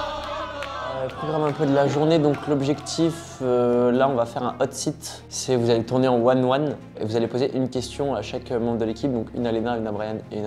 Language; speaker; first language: French; native; French